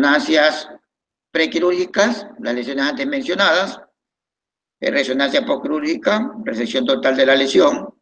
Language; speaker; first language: Spanish; native; Spanish